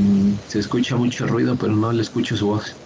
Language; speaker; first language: Spanish; native; Spanish